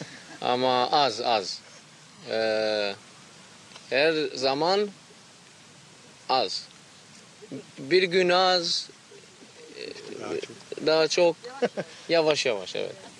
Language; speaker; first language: Turkish; non-native, learner; Spanish